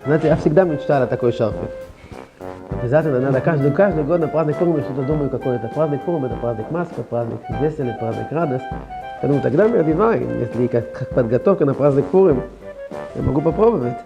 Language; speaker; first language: Russian; non-native, learner; Hebrew